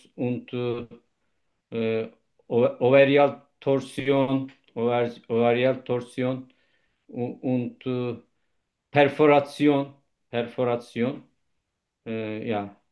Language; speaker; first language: German; non-native, learner; Turkish